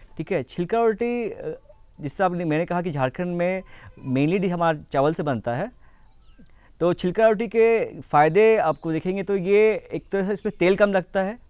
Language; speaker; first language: Hindi; native; Hindi